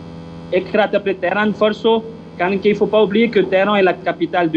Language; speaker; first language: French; non-native, local second language; Gujarati